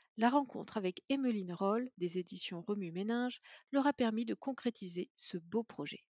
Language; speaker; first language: French; native; French